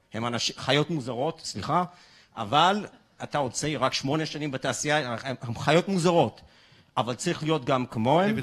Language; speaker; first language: Hebrew; non-native, fluent; English